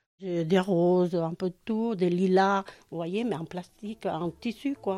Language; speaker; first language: French; non-native, fluent; Spanish